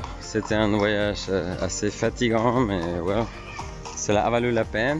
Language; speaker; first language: French; non-native, fluent; Spanish